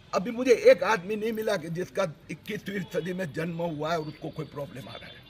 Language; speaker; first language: Hindi; non-native, local second language; Marathi